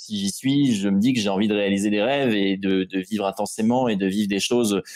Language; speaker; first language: French; native; French